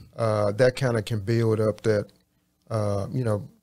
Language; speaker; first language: English; native; English